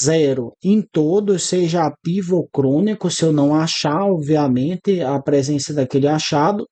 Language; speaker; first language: Portuguese; native; Portuguese